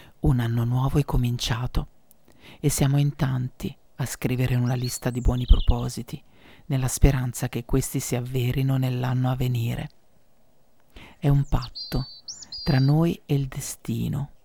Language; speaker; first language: Italian; native; Italian